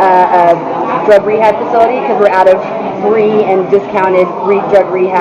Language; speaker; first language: English; native; English